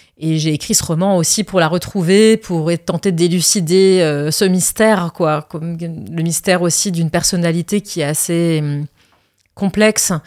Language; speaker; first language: French; early bilingual, other home language; Arabic